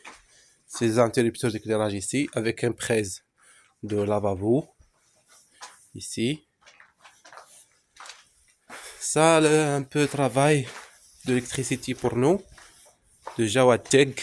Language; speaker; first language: French; non-native, local second language; Arabic